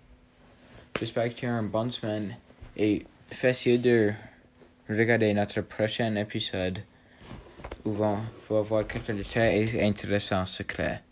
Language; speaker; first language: French; non-native, learner; English